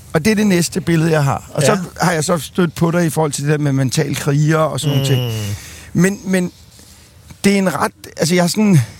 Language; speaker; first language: Danish; native; Danish